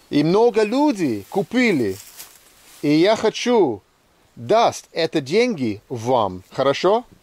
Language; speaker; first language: Russian; non-native, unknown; English